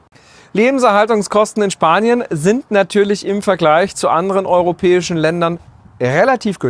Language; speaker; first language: German; native; German